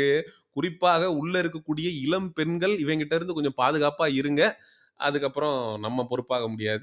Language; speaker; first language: Tamil; native; Tamil